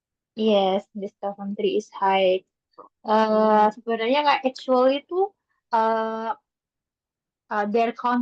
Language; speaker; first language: English; non-native, learner; Indonesian